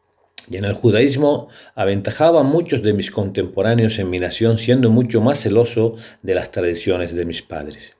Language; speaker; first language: Spanish; native; Spanish